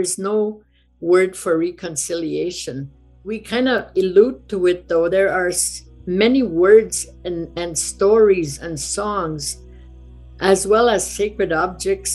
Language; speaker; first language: English; non-native, fluent; Cree